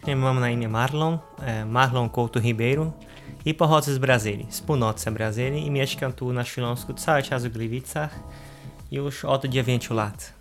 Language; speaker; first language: Polish; non-native, fluent; Portuguese